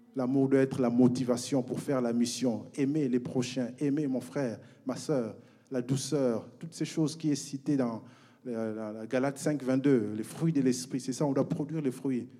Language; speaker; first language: French; non-native, local second language; Lingala